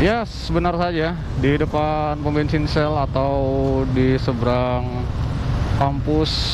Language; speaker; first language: Indonesian; native; Indonesian